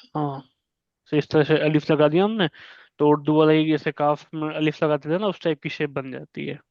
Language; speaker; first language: Hindi; native; Hindi